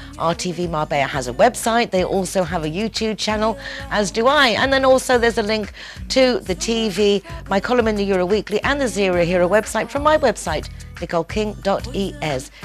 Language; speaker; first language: English; native; English